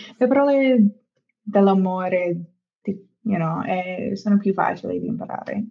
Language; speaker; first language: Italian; non-native, fluent; English